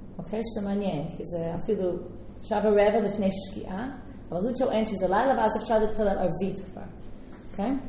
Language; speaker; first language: Hebrew; native; Hebrew